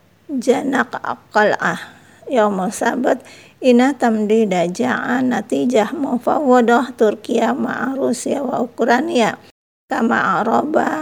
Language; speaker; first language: Arabic; non-native, fluent; Indonesian